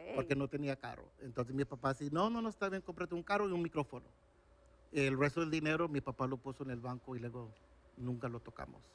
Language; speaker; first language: Spanish; early bilingual, heritage; Spanish